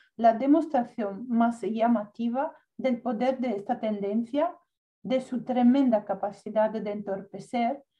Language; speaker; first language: Spanish; non-native, learner; Italian